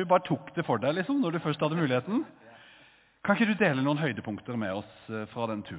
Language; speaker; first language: Norwegian; native; Norwegian